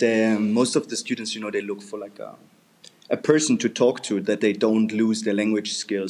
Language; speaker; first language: English; non-native, fluent; German